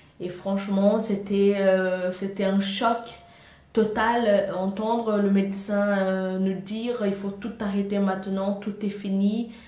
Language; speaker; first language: French; non-native, fluent; Portuguese